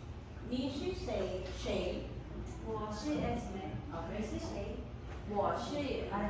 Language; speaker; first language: Chinese; non-native, learner; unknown